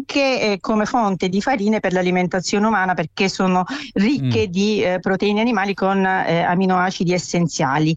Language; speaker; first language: Italian; native; Italian